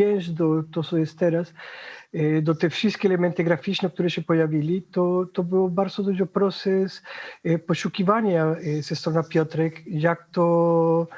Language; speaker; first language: Polish; non-native, fluent; Spanish